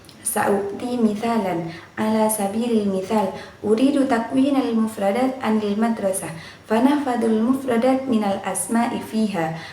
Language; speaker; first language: Arabic; non-native, learner; Indonesian